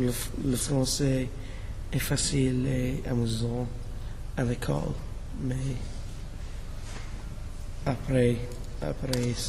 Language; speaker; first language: French; non-native, learner; English